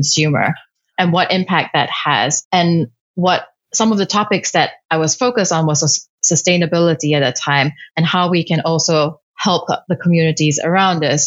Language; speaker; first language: English; non-native, local second language; Cantonese